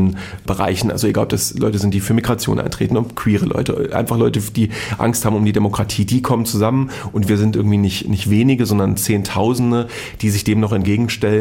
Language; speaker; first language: German; native; German